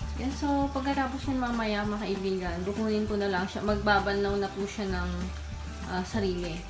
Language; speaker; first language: Filipino; native; Filipino